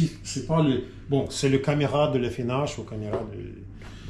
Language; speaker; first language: French; non-native, learner; Russian